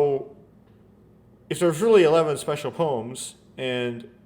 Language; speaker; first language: English; native; English